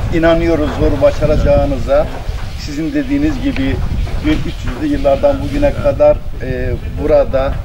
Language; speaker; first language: Turkish; native; Turkish